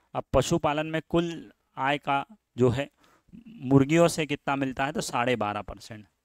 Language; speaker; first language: Hindi; native; Hindi